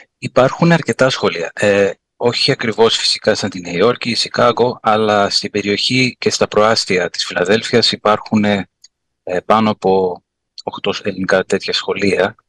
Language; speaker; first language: Greek; early bilingual, heritage; Greek